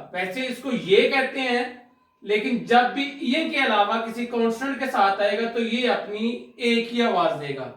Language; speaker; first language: Urdu; non-native, local second language; Punjabi